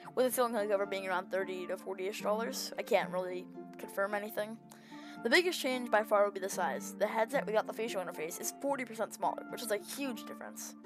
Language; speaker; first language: English; native; English